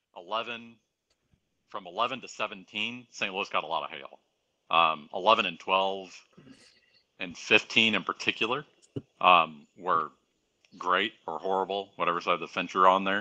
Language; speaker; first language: English; native; English